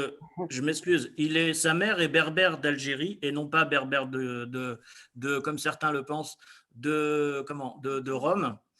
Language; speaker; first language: French; native; French